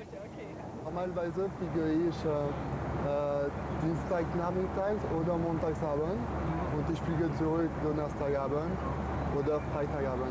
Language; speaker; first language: German; non-native, learner; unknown